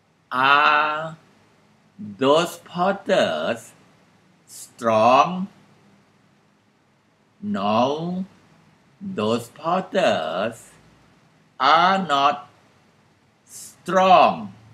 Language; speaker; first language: English; non-native, learner; Thai